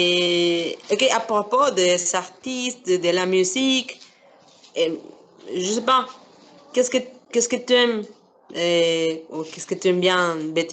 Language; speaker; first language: French; non-native, fluent; Spanish